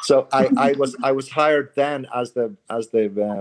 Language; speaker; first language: English; native; English